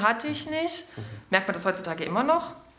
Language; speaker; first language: German; native; German